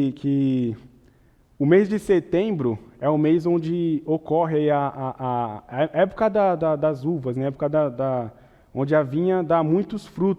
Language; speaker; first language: Portuguese; native; Portuguese